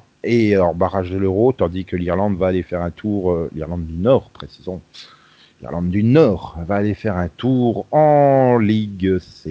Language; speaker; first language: French; native; French